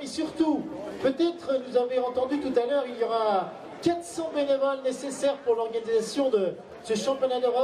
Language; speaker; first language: French; native; French